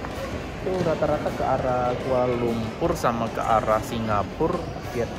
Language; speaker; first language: Indonesian; native; Indonesian